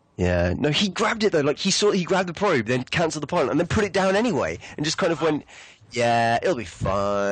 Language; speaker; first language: English; native; English